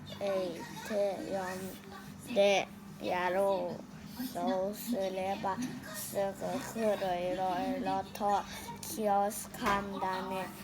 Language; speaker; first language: Japanese; non-native, learner; Thai